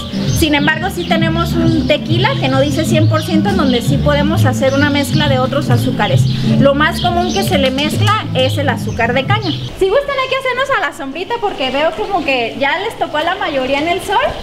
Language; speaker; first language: Spanish; native; Spanish